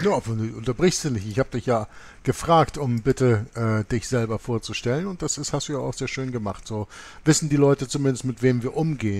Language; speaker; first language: German; native; German